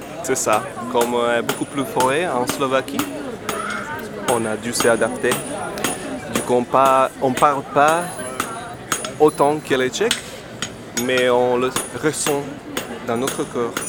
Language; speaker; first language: French; non-native, fluent; Slovak